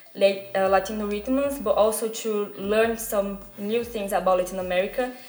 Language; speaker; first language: English; non-native, fluent; Portuguese